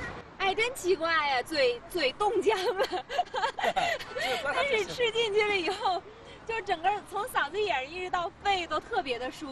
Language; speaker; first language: Chinese; native; Chinese